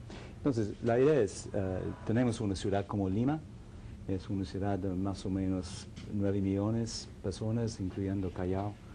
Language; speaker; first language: Spanish; non-native, fluent; English